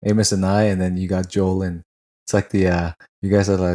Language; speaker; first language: English; non-native, local second language; Tangkhul Naga (India)